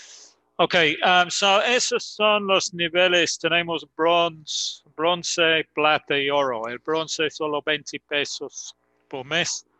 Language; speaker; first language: Spanish; non-native, fluent; English